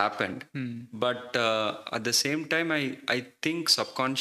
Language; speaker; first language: English; non-native, local second language; Malayalam